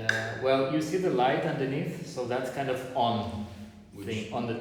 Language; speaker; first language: English; non-native, fluent; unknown